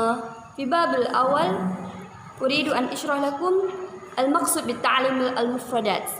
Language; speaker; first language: Arabic; non-native, learner; Indonesian